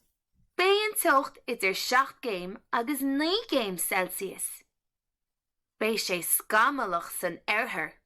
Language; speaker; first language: Irish; non-native, local second language; English